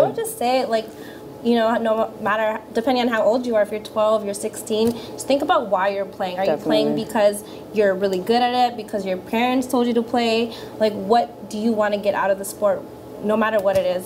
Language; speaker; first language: English; early bilingual, other home language; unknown